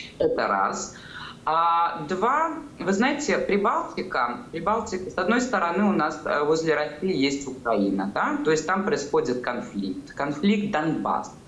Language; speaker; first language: Russian; native; Russian